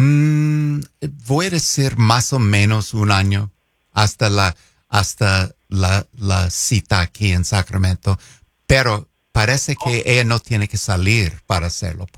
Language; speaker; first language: Spanish; non-native, fluent; English